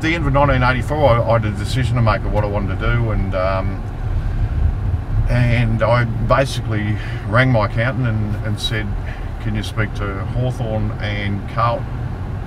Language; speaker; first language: English; native; English